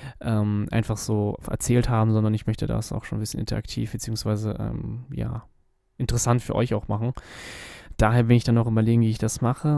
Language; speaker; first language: German; native; German